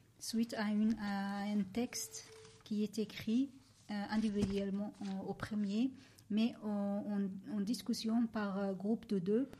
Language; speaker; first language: French; non-native, local second language; Arabic